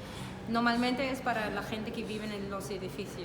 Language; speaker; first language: Spanish; non-native, learner; Danish